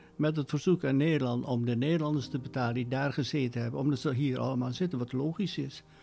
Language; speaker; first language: Dutch; native; Dutch